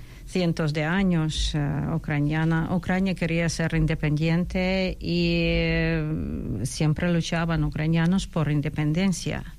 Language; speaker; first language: Spanish; non-native, fluent; Ukrainian